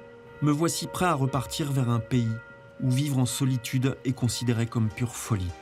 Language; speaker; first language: French; native; French